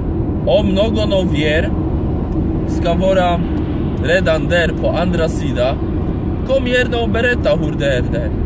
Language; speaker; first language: Swedish; non-native, fluent; Polish